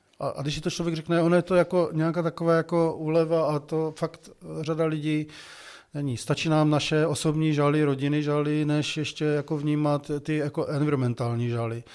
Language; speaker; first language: Czech; native; Czech